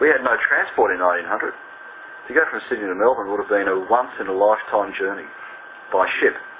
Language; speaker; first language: English; native; English